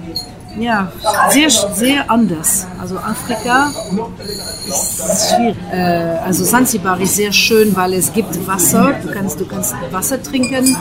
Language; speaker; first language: German; non-native, fluent; French